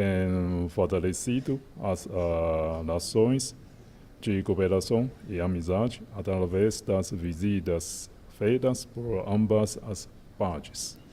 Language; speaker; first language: Portuguese; non-native, fluent; Chinese